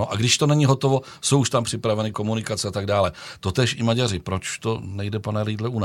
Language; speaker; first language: Czech; native; Czech